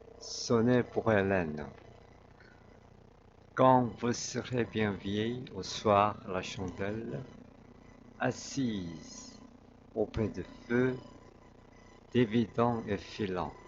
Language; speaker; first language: French; non-native, fluent; Korean